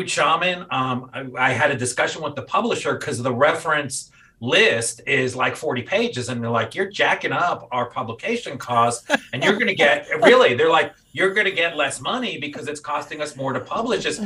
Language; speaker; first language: English; native; English